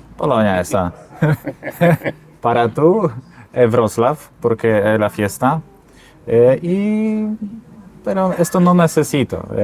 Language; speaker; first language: Spanish; non-native, learner; Polish